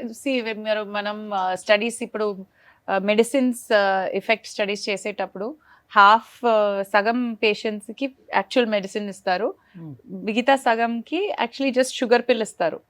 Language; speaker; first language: Telugu; non-native, fluent; Malayalam